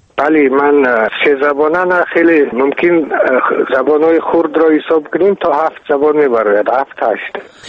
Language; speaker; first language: Persian; early bilingual, heritage; Persian